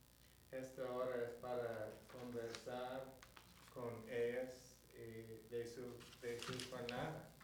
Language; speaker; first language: Spanish; non-native, learner; English